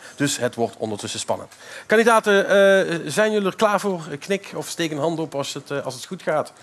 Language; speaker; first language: Dutch; native; Dutch